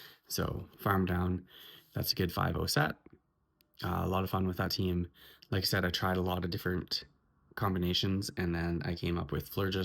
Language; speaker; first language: English; native; English